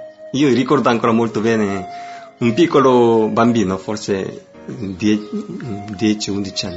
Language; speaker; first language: Italian; non-native, fluent; Korean